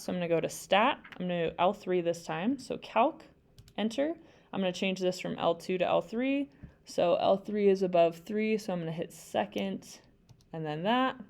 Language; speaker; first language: English; native; English